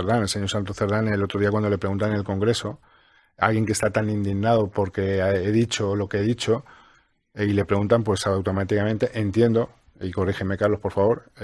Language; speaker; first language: Spanish; native; Spanish